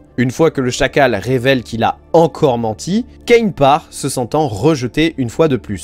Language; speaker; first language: French; native; French